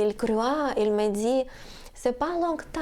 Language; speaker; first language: French; non-native, learner; Ukrainian